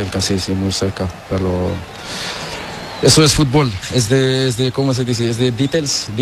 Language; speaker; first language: Spanish; non-native, learner; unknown